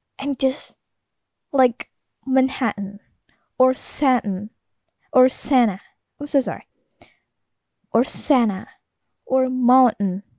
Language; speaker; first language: English; non-native, learner; Indonesian